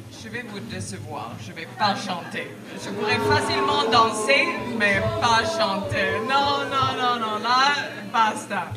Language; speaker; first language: French; non-native, fluent; Swedish